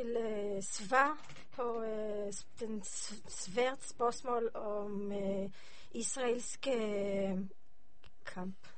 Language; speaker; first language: Danish; non-native, learner; Hebrew